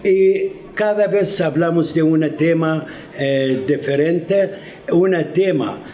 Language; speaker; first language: Spanish; non-native, fluent; Arabic